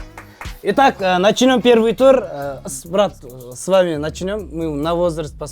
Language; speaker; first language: Russian; non-native, local second language; Kazakh